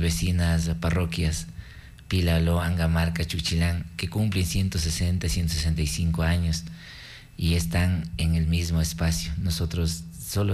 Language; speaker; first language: Spanish; native; Spanish